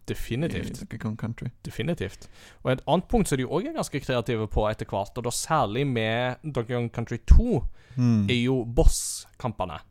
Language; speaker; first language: Norwegian; early bilingual, heritage; Norwegian